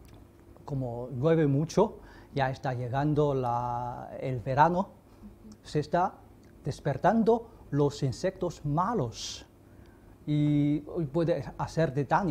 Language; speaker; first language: Spanish; non-native, fluent; Chinese